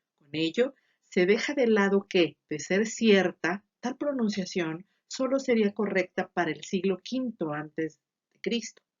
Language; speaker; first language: Spanish; native; Spanish